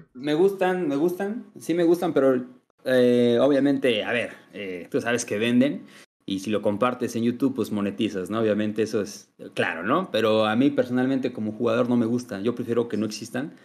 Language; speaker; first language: Spanish; native; Spanish